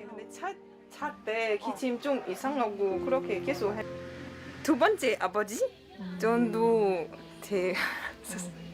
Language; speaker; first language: Korean; non-native, learner; Thai